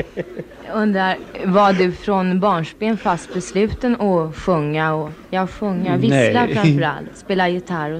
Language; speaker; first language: Swedish; native; Swedish